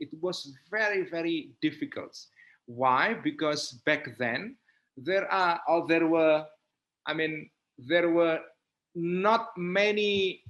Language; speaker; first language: English; non-native, fluent; Indonesian